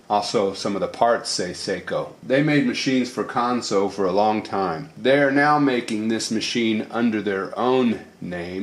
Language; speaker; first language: English; native; English